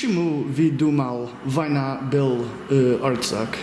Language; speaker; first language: Russian; non-native, learner; English